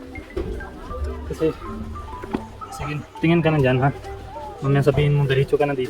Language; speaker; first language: Filipino; non-native, learner; Punjabi